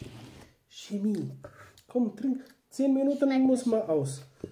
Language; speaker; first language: German; non-native, learner; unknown